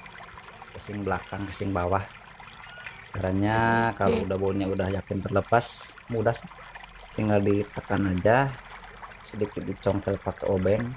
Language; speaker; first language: Indonesian; non-native, local second language; Sundanese